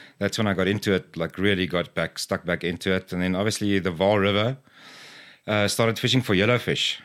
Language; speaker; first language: English; non-native, local second language; Afrikaans